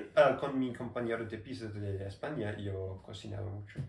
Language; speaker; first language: Spanish; non-native, learner; German